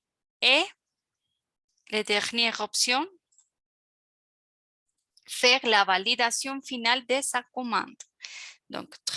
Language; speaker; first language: French; non-native, fluent; Spanish